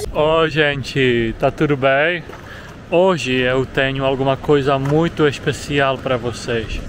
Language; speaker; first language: Portuguese; non-native, fluent; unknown